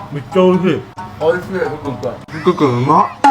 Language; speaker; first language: Japanese; early bilingual, heritage; Japanese